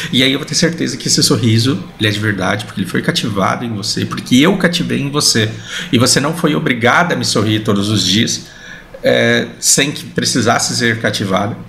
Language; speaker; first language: Portuguese; early bilingual, heritage; Portuguese